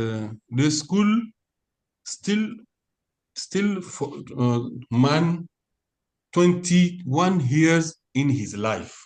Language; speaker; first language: English; non-native, learner; French